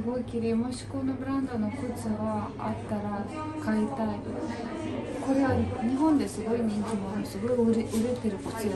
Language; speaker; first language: Japanese; non-native, fluent; Romanian